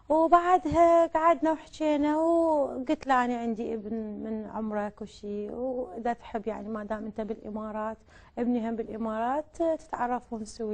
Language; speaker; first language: Arabic; native; Arabic